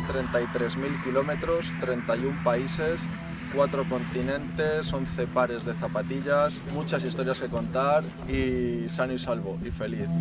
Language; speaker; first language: Spanish; native; Spanish